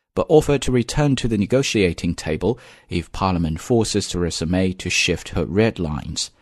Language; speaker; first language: English; non-native, fluent; Chinese